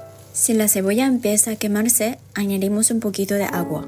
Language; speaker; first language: Spanish; non-native, fluent; Japanese